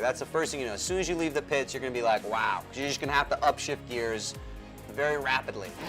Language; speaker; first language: English; native; English